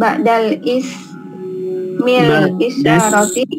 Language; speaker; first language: Arabic; non-native, learner; Indonesian